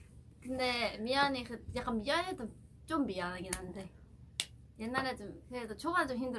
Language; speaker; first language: Korean; non-native, fluent; Thai